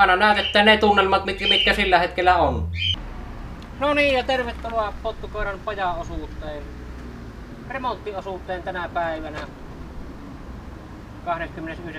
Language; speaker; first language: Finnish; native; Finnish